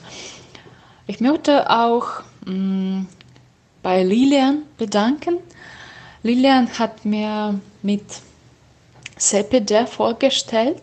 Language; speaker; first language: German; non-native, learner; Russian